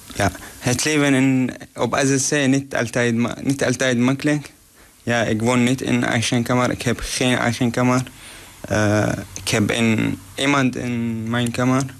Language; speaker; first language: Dutch; non-native, learner; Arabic